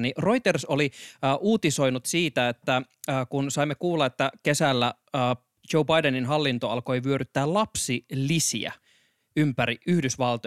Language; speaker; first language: Finnish; native; Finnish